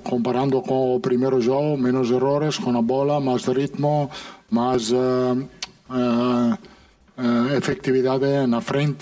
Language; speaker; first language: Portuguese; non-native, fluent; Italian